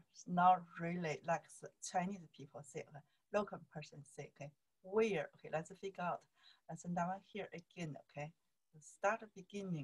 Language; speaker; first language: English; non-native, learner; Chinese